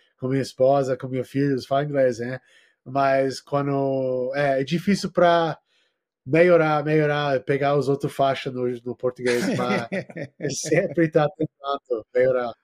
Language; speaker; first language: Portuguese; non-native, learner; English